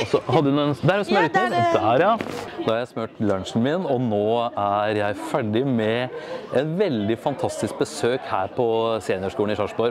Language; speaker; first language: Norwegian; native; Norwegian